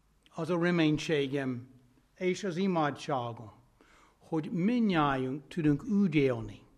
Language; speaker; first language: Hungarian; non-native, fluent; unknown